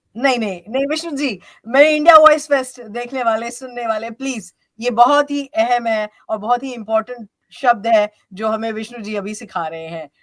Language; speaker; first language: Hindi; native; Hindi